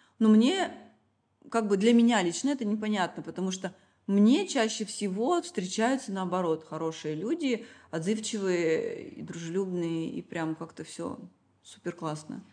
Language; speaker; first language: Russian; native; Russian